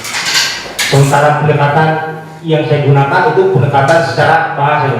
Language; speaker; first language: Indonesian; native; Indonesian